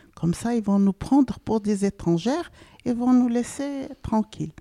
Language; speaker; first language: French; non-native, local second language; Arabic